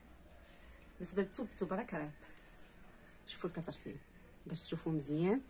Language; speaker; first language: Arabic; native; Arabic